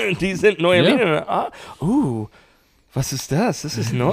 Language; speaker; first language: German; non-native, learner; English